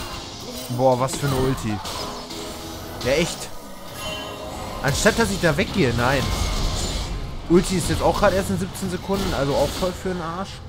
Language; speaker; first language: German; native; German